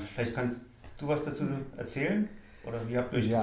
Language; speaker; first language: German; native; German